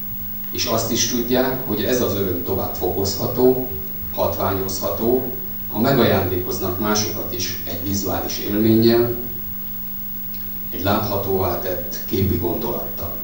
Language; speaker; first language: Hungarian; native; Hungarian